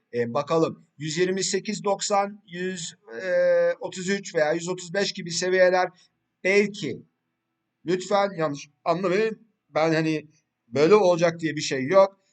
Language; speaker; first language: Turkish; early bilingual, heritage; Turkish